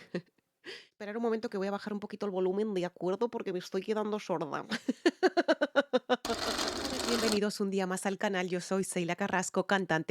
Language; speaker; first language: Spanish; native; Spanish